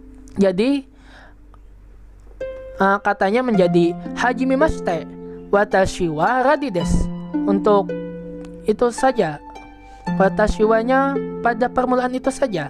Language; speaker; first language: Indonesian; native; Indonesian